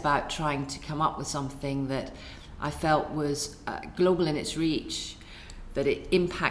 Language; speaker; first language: English; native; English